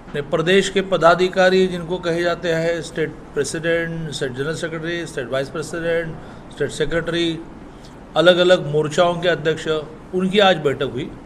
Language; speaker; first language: Hindi; non-native, local second language; Marathi